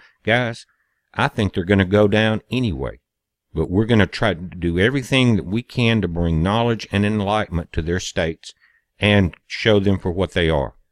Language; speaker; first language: English; native; English